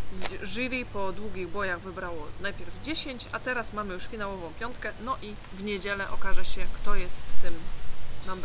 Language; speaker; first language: Polish; native; Polish